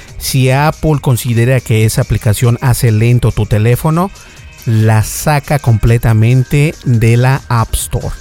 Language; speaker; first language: Spanish; native; Spanish